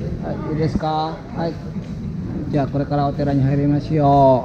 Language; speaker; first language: Japanese; non-native, fluent; Indonesian